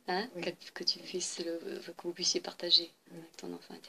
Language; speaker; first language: French; native; French